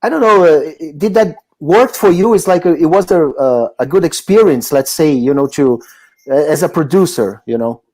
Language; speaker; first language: English; non-native, fluent; Portuguese